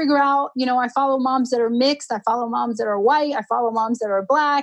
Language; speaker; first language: English; early bilingual, other home language; Spanish